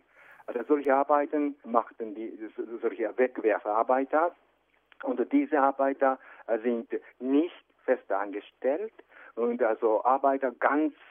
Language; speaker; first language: German; non-native, fluent; Japanese